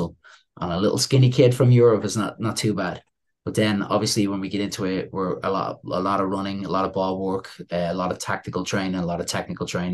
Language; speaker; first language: English; native; English